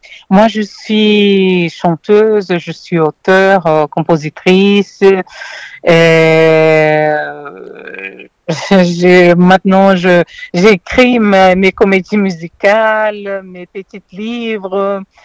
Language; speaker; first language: French; non-native, fluent; Portuguese